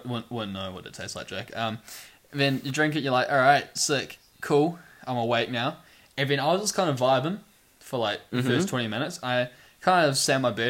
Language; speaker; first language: English; native; English